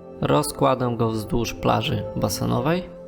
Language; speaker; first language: Polish; native; Polish